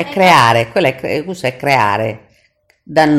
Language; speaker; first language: Italian; non-native, local second language; Sardinian